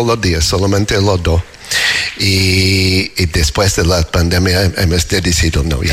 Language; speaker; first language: Spanish; non-native, learner; English